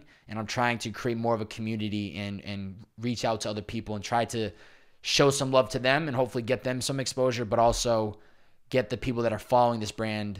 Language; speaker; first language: English; native; English